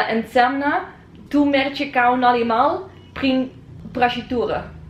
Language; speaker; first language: Romanian; non-native, learner; Dutch